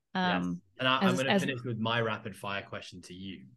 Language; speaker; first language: English; native; English